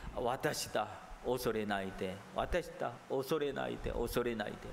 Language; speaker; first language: Japanese; non-native, fluent; Korean